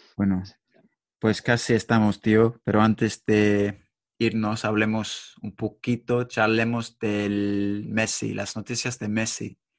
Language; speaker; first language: Spanish; non-native, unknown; English